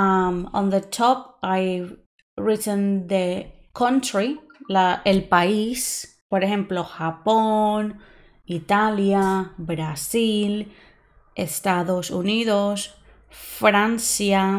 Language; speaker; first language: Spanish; non-native, fluent; English